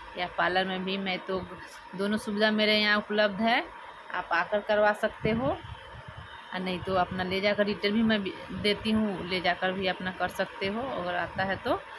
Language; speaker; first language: Hindi; native; Hindi